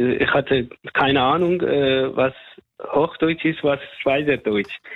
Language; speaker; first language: German; non-native, fluent; Persian